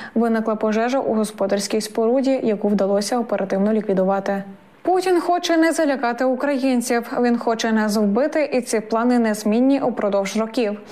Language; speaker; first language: Ukrainian; native; Ukrainian